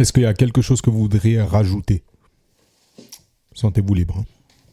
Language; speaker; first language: French; native; French